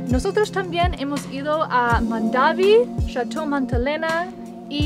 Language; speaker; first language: Spanish; non-native, fluent; English